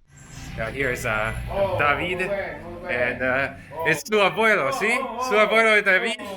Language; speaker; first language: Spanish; non-native, learner; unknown